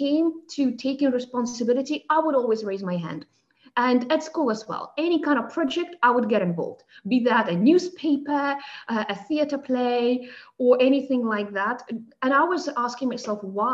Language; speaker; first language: English; non-native, fluent; Russian